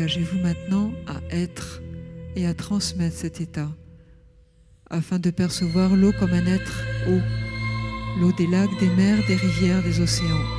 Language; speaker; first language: French; native; French